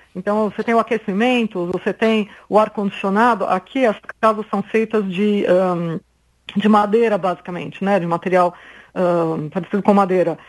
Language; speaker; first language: Portuguese; native; Portuguese